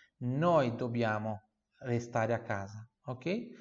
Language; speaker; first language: Italian; non-native, fluent; Portuguese